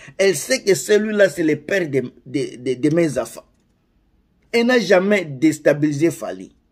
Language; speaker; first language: French; non-native, local second language; Lingala